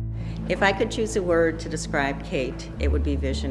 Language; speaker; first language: English; native; English